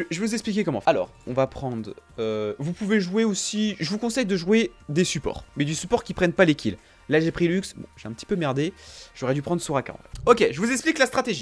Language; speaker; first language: French; native; French